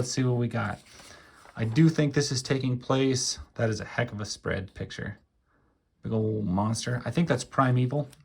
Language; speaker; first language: English; native; English